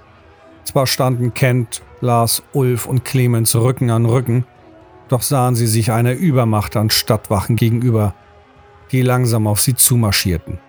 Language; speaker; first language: German; native; German